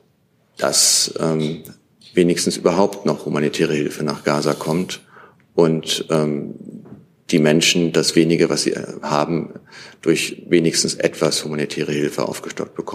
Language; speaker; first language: German; native; German